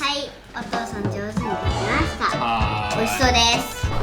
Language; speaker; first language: Japanese; early bilingual, heritage; Japanese